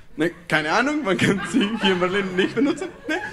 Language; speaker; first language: German; non-native, fluent; Spanish